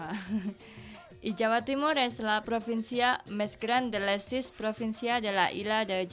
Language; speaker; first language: Catalan; non-native, learner; Indonesian